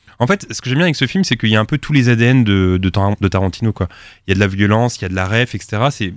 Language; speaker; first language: French; native; French